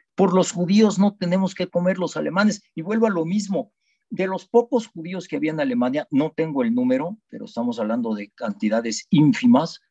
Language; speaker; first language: Spanish; native; Spanish